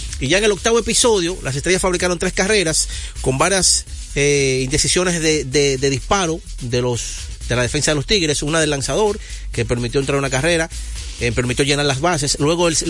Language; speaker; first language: Spanish; native; Spanish